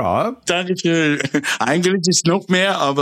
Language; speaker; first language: German; non-native, fluent; English